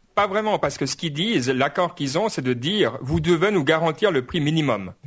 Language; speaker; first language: French; native; French